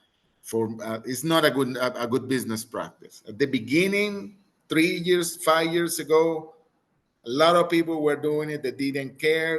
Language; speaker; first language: English; non-native, fluent; Spanish